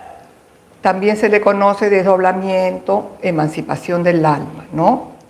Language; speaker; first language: Spanish; native; Spanish